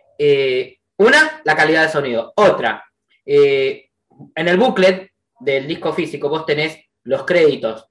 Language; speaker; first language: Spanish; native; Spanish